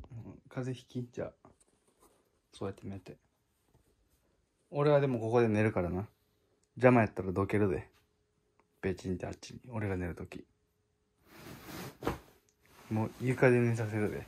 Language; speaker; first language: Japanese; native; Japanese